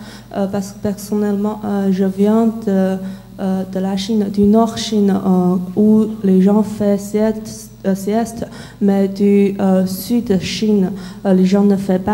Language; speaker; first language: French; non-native, learner; Chinese